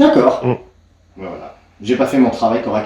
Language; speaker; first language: French; native; French